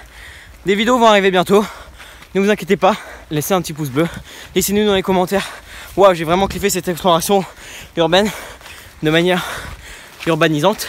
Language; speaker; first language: French; native; French